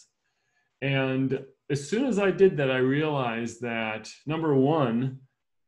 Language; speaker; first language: English; native; English